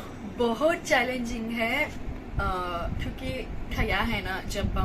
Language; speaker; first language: Hindi; non-native, local second language; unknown